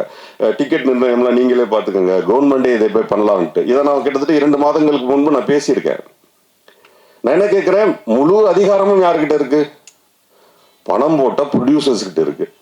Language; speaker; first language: Tamil; native; Tamil